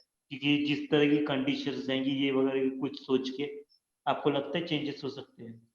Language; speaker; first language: Hindi; native; Hindi